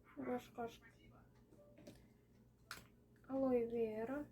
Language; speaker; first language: Russian; non-native, local second language; Uzbek